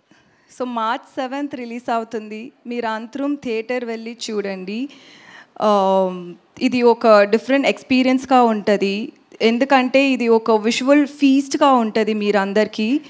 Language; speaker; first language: Telugu; non-native, learner; Tamil